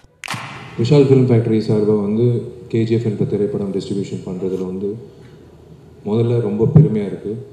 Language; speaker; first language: Tamil; native; Tamil